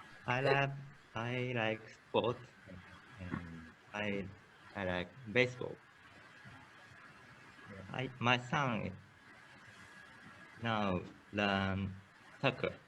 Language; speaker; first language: English; non-native, learner; Japanese